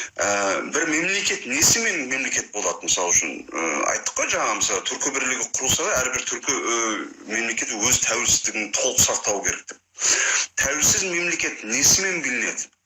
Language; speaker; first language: Kazakh; non-native, fluent; Turkish